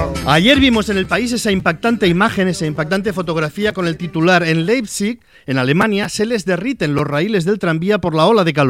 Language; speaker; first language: Spanish; native; Spanish